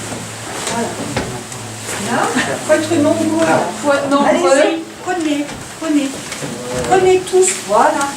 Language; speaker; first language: French; native; French